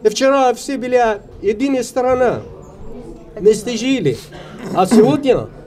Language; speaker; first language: Russian; non-native, learner; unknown